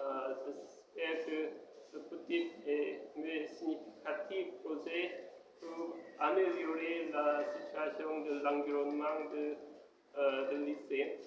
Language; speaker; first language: French; non-native, fluent; Korean